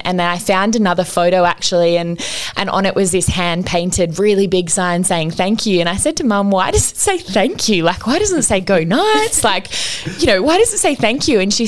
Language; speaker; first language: English; native; English